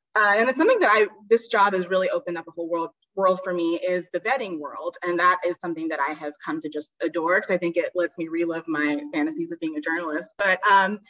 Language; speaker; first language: English; native; English